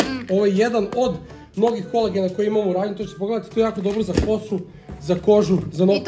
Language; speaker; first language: Croatian; native; Croatian